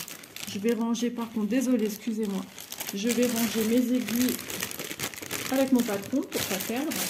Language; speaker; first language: French; native; French